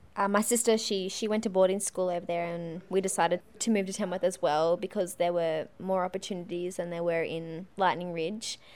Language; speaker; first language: English; native; English